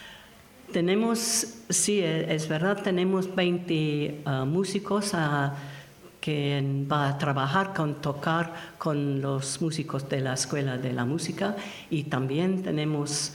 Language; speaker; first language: Spanish; non-native, learner; English